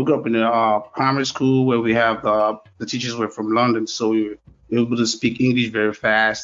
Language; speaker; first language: English; non-native, local second language; Yoruba